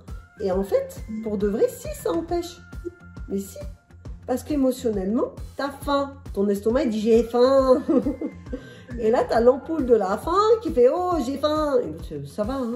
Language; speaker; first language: French; native; French